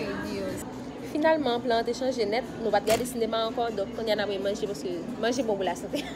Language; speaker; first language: French; non-native, local second language; Haitian Creole